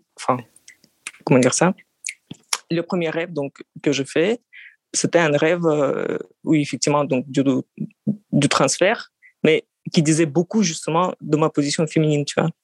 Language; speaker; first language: French; non-native, fluent; Russian